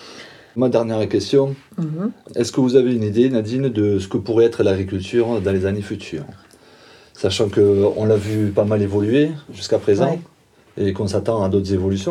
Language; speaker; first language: French; native; French